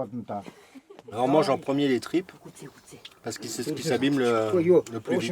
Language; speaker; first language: French; native; French